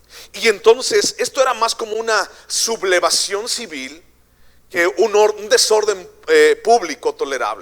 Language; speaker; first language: Spanish; native; Spanish